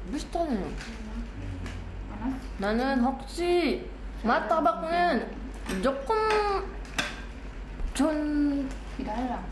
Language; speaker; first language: Korean; non-native, learner; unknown